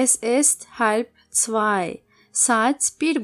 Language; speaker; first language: German; non-native, fluent; Turkish